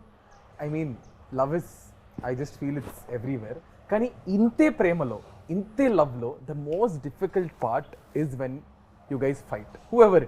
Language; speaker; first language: Telugu; native; Telugu